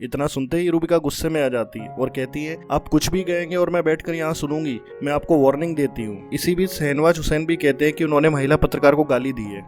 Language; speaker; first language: Hindi; native; Hindi